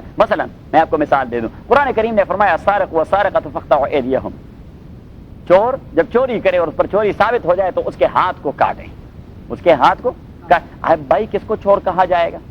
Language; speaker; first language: Urdu; non-native, local second language; Pashto